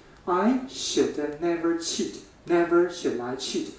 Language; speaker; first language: English; non-native, fluent; Chinese